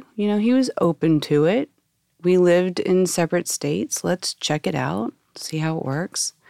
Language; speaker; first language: English; native; English